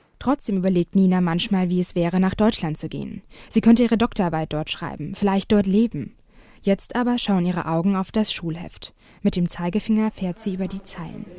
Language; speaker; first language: German; native; German